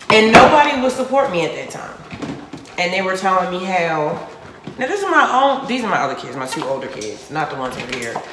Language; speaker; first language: English; native; English